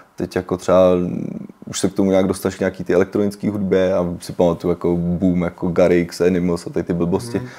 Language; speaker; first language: Czech; early bilingual, other home language; Ukrainian